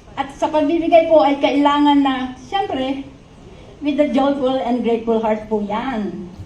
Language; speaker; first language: Filipino; native; Filipino